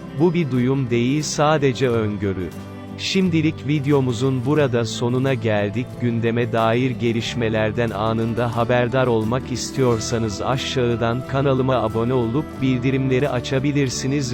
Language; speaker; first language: Turkish; native; Turkish